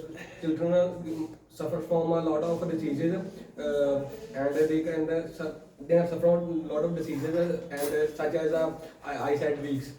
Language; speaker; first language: English; non-native, learner; Punjabi